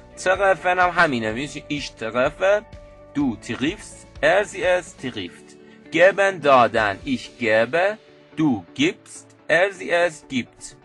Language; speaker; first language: Persian; native; Persian